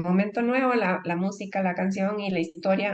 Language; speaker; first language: Spanish; native; Spanish